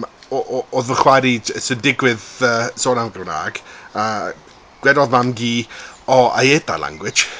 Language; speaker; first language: Welsh; non-native, local second language; English